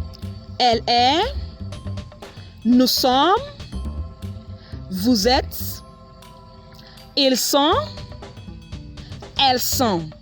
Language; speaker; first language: French; non-native, fluent; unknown